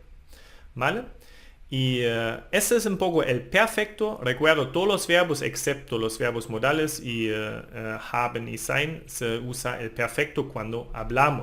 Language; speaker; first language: Spanish; non-native, fluent; German